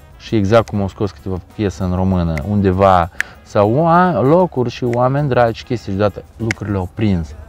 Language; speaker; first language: Romanian; non-native, local second language; Russian